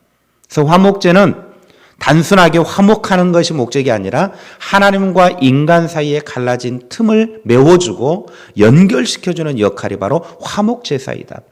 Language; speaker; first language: Korean; native; Korean